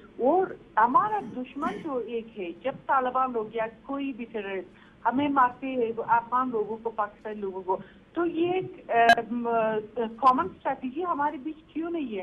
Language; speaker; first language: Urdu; non-native, fluent; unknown